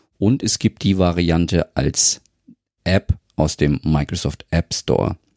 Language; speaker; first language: German; native; German